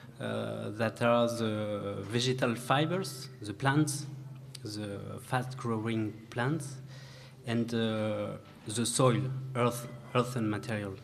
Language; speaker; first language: English; non-native, learner; French